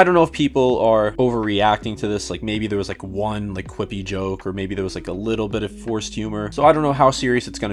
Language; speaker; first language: English; native; English